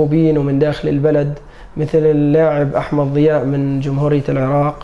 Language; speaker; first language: Arabic; native; Arabic